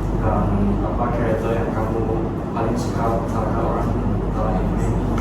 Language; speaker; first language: Malay; non-native, local second language; Chinese